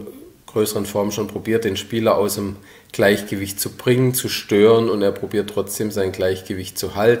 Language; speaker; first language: German; native; German